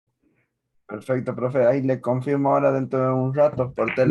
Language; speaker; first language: Spanish; native; Spanish